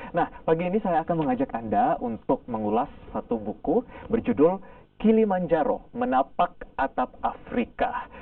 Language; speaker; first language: Indonesian; native; Indonesian